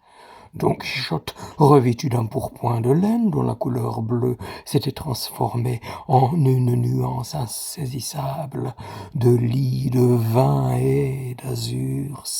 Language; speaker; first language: French; native; French